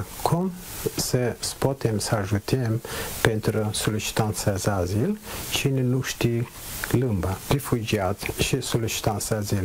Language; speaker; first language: Romanian; non-native, learner; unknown